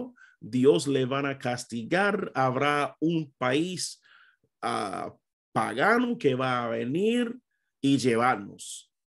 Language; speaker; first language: Spanish; non-native, fluent; English